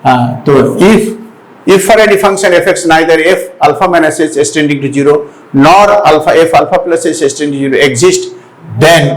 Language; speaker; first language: English; non-native, local second language; Hindi